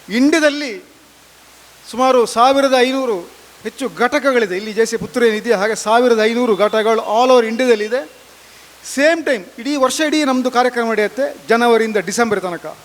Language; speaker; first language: Kannada; native; Kannada